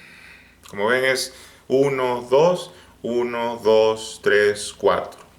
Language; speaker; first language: Spanish; native; Spanish